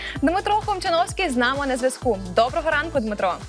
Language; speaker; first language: Ukrainian; native; Ukrainian